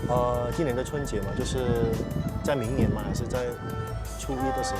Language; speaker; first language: Chinese; non-native, fluent; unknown